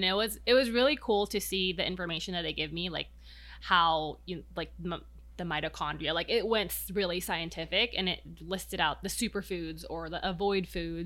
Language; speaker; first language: English; non-native, local second language; Filipino